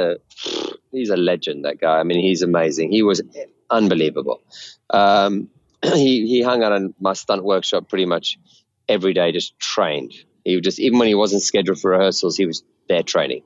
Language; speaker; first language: English; native; English